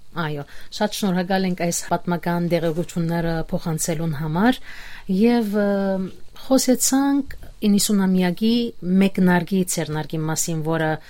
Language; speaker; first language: Armenian; native; Armenian